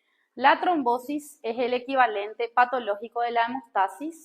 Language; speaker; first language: Spanish; native; Spanish